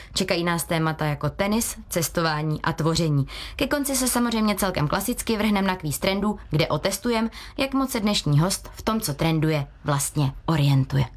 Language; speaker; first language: Czech; native; Czech